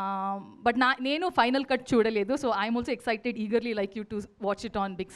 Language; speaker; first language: Telugu; non-native, fluent; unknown